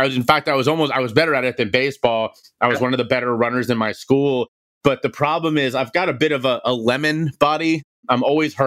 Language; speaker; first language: English; native; English